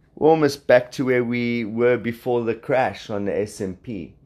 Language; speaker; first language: English; native; English